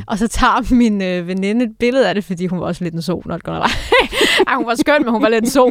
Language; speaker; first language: Danish; native; Danish